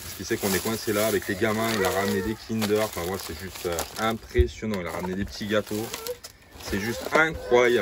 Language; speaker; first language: French; native; French